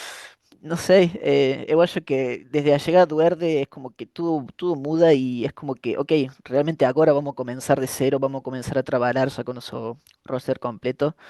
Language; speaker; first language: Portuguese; non-native, fluent; Spanish